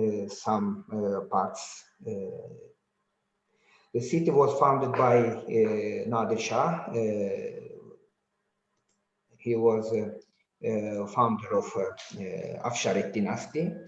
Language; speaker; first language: English; non-native, learner; Azerbaijani